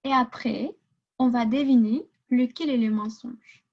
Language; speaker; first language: French; non-native, fluent; English